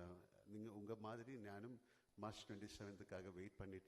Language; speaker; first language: Tamil; non-native, learner; Malayalam